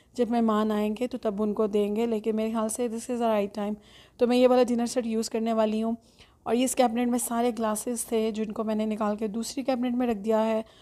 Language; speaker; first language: Urdu; native; Urdu